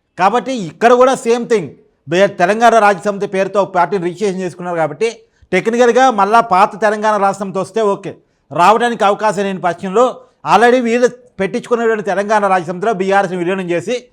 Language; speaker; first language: Telugu; native; Telugu